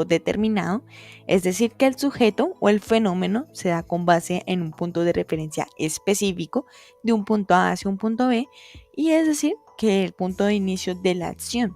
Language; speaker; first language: Spanish; native; Spanish